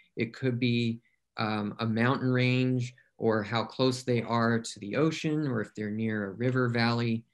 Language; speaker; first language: English; native; English